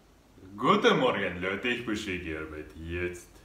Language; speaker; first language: German; non-native, learner; Russian